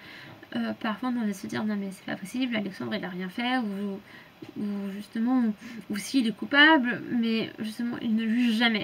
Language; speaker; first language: French; native; French